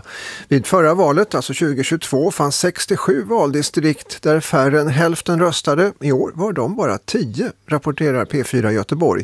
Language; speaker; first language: Swedish; native; Swedish